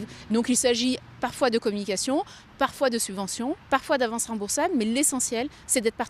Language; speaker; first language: French; native; French